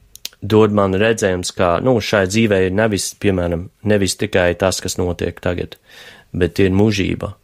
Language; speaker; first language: Latvian; non-native, fluent; English